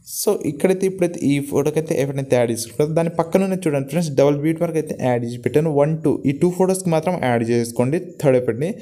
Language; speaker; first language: Telugu; non-native, local second language; Gondi